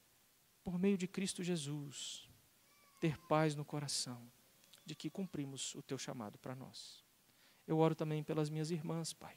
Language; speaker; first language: Portuguese; native; Portuguese